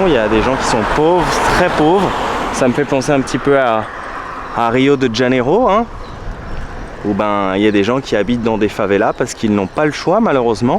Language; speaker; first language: French; native; French